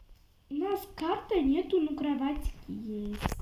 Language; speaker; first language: Russian; non-native, local second language; Uzbek